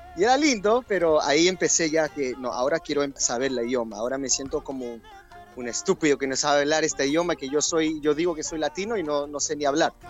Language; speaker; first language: Spanish; early bilingual, heritage; English